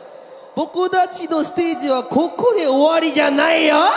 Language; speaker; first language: Japanese; native; Japanese